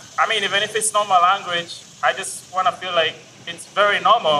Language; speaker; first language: English; non-native, local second language; Ganda